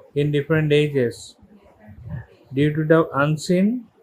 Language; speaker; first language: English; non-native, local second language; Assamese